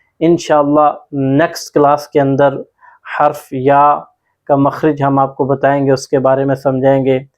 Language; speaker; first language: Urdu; non-native, local second language; Punjabi